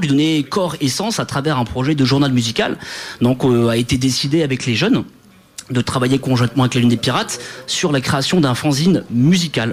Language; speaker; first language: French; native; French